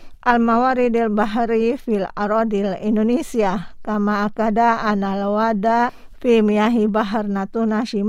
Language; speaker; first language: Arabic; non-native, fluent; Indonesian